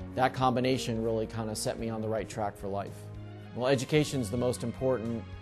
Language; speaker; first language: English; native; English